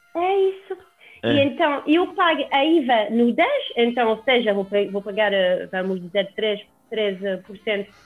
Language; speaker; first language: Portuguese; non-native, fluent; French